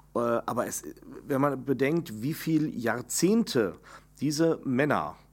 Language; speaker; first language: German; native; German